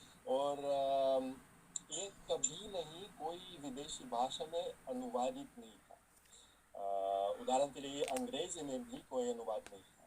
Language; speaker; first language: Hindi; non-native, fluent; Russian